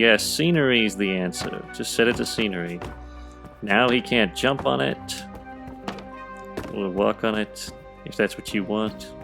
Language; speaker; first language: English; native; English